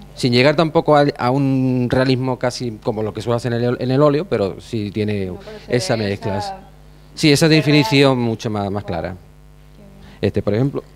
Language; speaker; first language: Spanish; native; Spanish